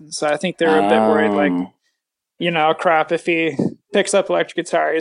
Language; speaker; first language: English; native; English